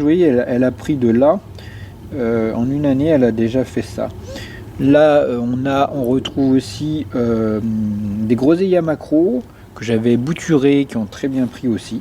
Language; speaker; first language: French; native; French